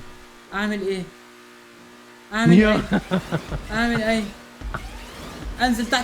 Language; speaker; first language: Arabic; native; Arabic